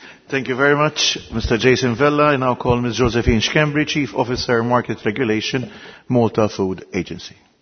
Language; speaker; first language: English; non-native, fluent; Maltese